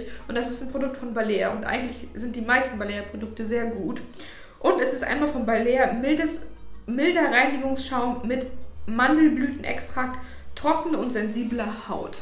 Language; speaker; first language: German; native; German